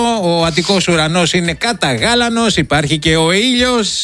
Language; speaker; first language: Greek; native; Greek